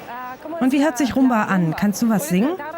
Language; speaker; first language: German; native; German